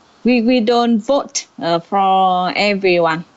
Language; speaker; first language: English; non-native, learner; Vietnamese